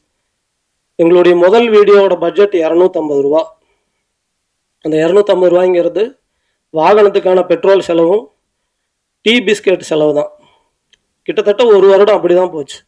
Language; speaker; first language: Tamil; native; Tamil